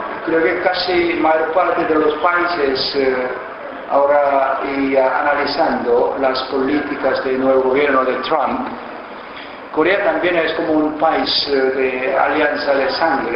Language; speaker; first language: Spanish; non-native, fluent; Korean